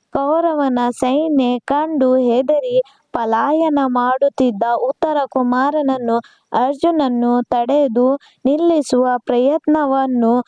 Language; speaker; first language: Kannada; non-native, local second language; Urdu